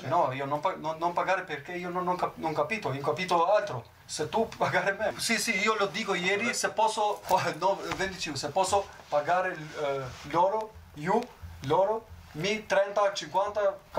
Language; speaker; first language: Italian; non-native, learner; Albanian